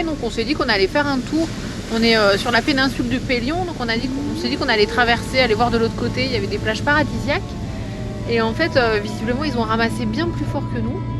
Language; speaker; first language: French; native; French